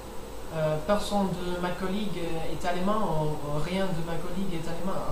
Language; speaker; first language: French; non-native, learner; English